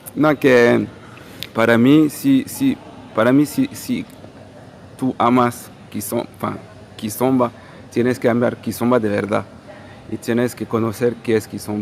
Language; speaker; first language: Spanish; non-native, fluent; Portuguese